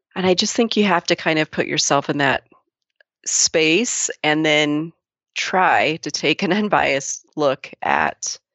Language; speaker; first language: English; native; English